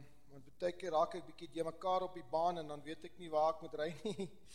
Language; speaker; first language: Afrikaans; early bilingual, heritage; Afrikaans